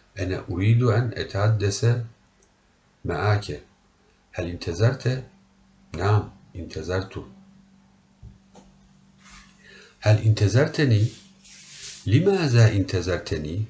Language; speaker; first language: Arabic; non-native, learner; Turkish